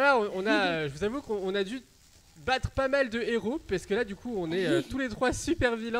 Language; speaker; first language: French; native; French